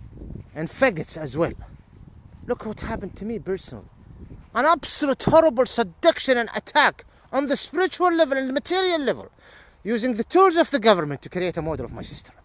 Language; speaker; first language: English; non-native, fluent; Arabic